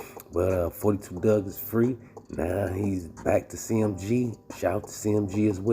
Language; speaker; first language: English; native; English